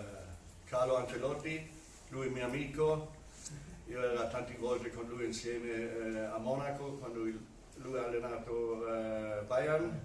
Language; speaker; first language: Italian; non-native, fluent; German